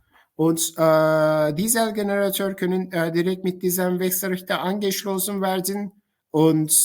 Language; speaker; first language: German; non-native, fluent; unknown